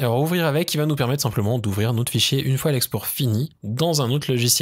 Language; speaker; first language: French; native; French